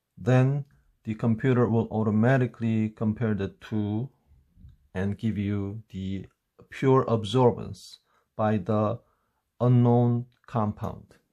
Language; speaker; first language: English; non-native, fluent; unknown